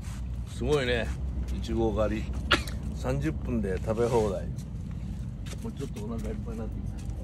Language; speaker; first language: Japanese; native; Japanese